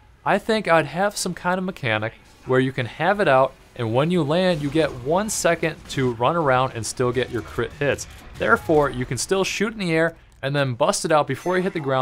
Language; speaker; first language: English; native; English